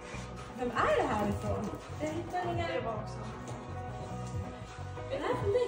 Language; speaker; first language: Swedish; early bilingual, other home language; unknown